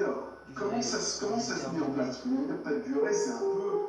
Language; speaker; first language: French; native; French